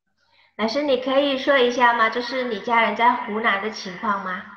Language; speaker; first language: Chinese; non-native, fluent; Indonesian